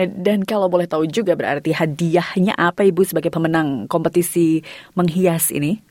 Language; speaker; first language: Indonesian; native; Indonesian